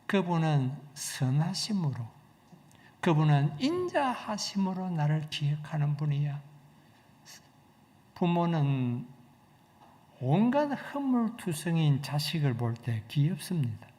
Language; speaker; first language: Korean; native; Korean